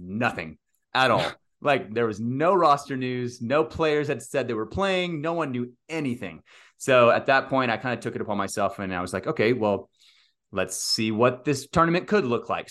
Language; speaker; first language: English; native; English